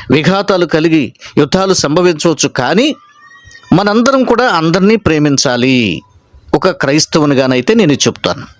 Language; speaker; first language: Telugu; native; Telugu